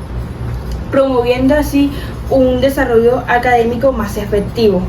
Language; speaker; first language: Spanish; native; Spanish